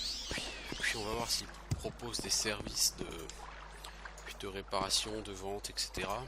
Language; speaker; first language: French; native; French